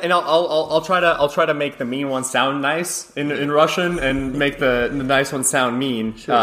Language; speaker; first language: English; early bilingual, other home language; Russian